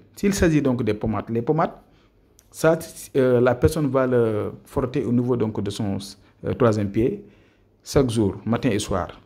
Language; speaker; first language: French; non-native, local second language; Wolof